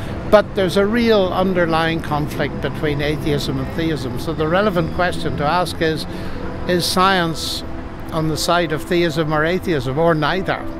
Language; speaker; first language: English; native; English